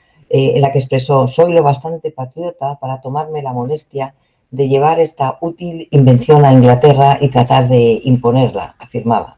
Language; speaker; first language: Spanish; native; Spanish